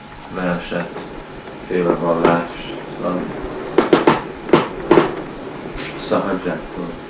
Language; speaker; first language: Hungarian; early bilingual, heritage; Hungarian